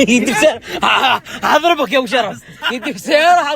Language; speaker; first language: Arabic; native; Arabic